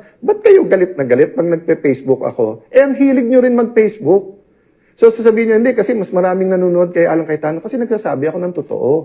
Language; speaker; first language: Filipino; native; Filipino